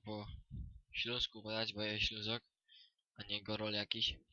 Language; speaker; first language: Polish; native; Polish